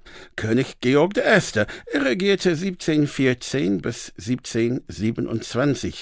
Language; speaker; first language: German; non-native, fluent; English